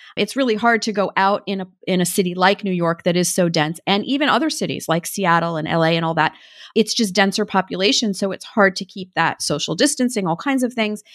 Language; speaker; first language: English; native; English